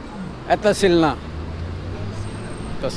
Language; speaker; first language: Russian; non-native, learner; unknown